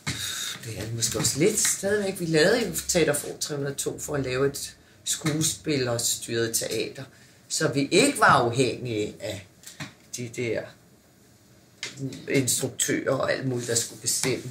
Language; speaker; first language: Danish; native; Danish